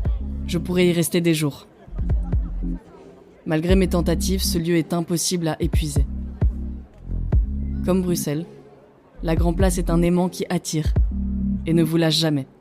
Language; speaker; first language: French; native; French